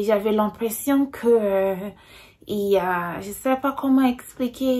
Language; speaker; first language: French; non-native, fluent; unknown